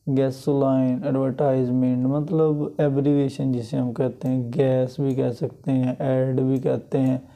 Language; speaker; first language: Urdu; native; Urdu